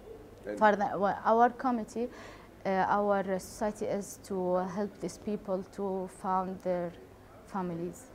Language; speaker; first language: English; non-native, learner; Arabic